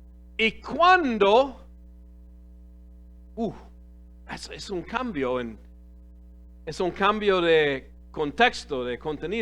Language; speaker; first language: Spanish; non-native, fluent; English